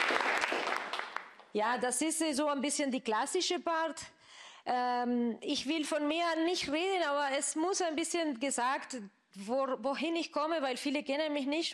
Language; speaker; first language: German; non-native, fluent; Spanish